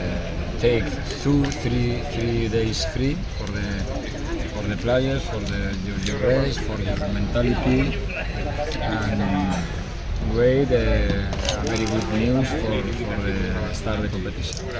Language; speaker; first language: English; non-native, learner; Spanish